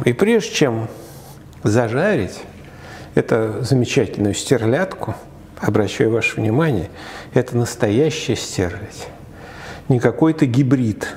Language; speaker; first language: Russian; native; Russian